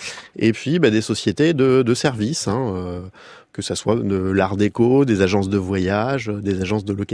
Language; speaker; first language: French; native; French